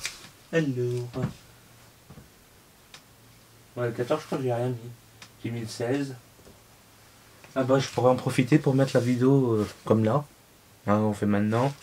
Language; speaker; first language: French; native; French